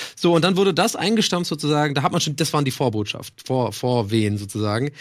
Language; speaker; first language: German; non-native, fluent; English